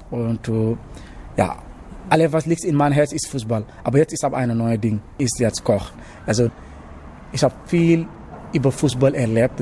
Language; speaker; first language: German; non-native, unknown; Wolof